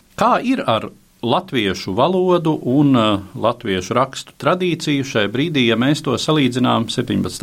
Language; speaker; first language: Latvian; native; Latvian